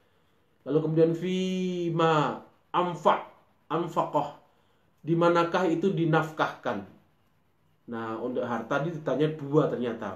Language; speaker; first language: Indonesian; native; Indonesian